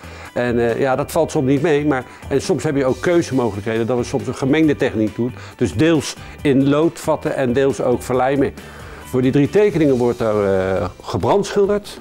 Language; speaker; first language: Dutch; native; Dutch